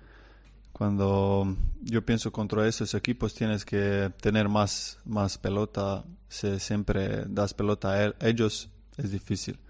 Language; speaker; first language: Spanish; non-native, learner; Croatian